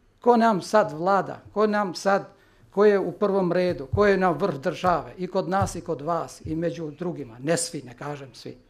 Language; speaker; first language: Serbian; non-native, local second language; Albanian